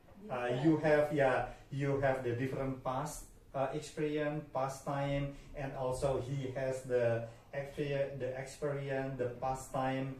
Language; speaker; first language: English; non-native, fluent; Indonesian